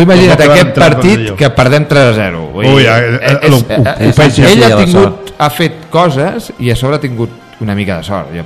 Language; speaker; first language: Catalan; native; Catalan